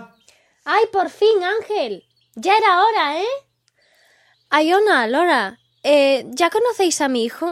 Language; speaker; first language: Spanish; non-native, fluent; English